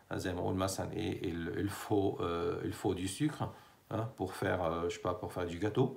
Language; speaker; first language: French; non-native, fluent; Arabic